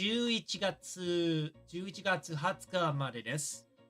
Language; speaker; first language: Japanese; non-native, learner; English